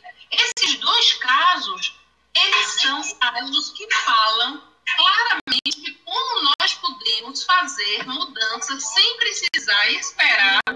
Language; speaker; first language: Portuguese; native; Portuguese